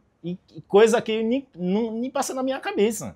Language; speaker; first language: Portuguese; non-native, learner; Haitian Creole